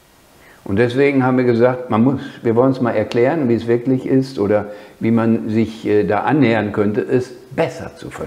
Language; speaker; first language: German; native; German